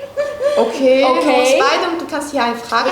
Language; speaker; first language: German; non-native, fluent; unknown